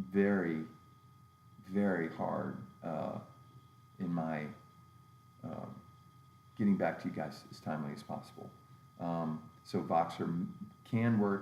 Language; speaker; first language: English; native; English